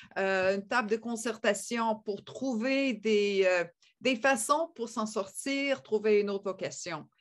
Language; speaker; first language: French; native; French